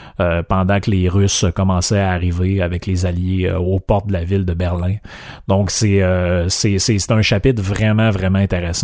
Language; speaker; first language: French; native; French